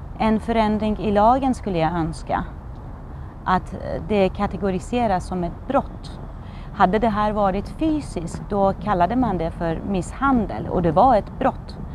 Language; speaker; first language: Swedish; non-native, fluent; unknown